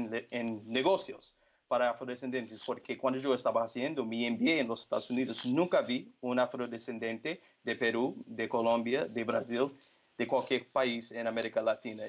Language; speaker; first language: Spanish; non-native, fluent; Portuguese